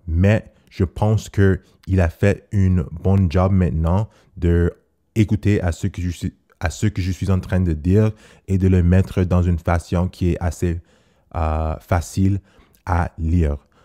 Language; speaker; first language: French; non-native, fluent; English